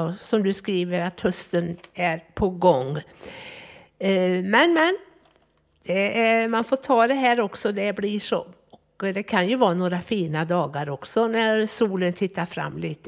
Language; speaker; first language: Swedish; native; Swedish